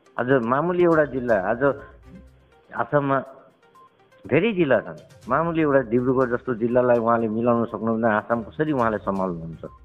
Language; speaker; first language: Nepali; native; Nepali